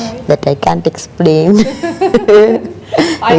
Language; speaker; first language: English; non-native, local second language; Ganda